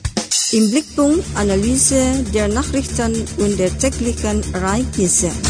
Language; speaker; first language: German; non-native, fluent; Indonesian